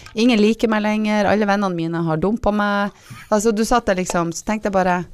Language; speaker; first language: Norwegian; native; Norwegian